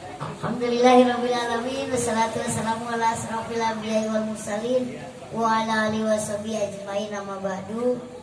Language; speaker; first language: Indonesian; native; Indonesian